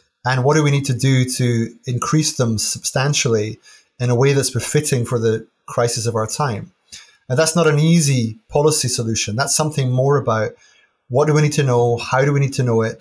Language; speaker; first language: English; native; English